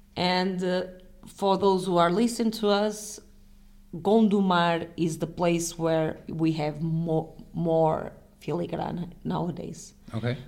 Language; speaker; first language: English; non-native, fluent; Portuguese